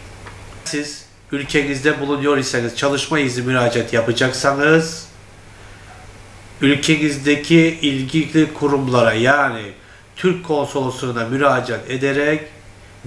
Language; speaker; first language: Turkish; non-native, fluent; Turkmen